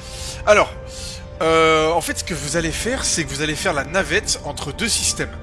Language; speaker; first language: French; native; French